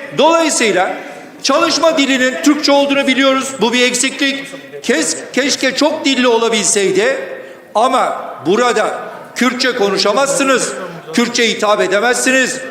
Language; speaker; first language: Turkish; non-native, local second language; Kurdish